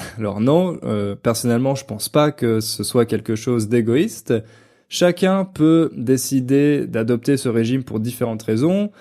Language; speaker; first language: French; native; French